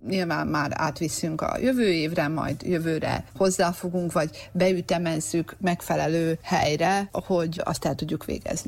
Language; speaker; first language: Hungarian; native; Hungarian